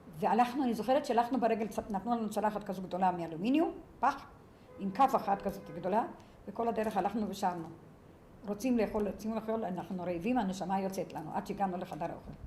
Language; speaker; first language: Hebrew; early bilingual, other home language; Yiddish